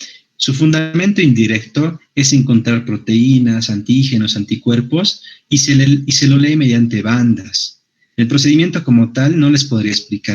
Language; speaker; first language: Spanish; native; Spanish